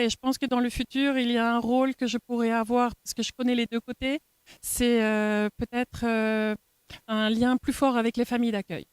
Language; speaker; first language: French; non-native, fluent; Norwegian